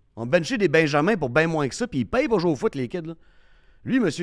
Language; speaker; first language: French; native; French